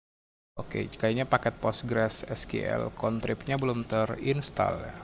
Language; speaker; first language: Indonesian; native; Indonesian